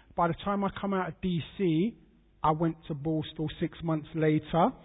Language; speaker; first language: English; native; English